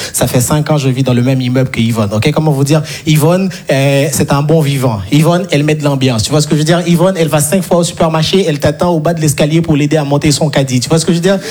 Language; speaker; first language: French; non-native, local second language; Haitian Creole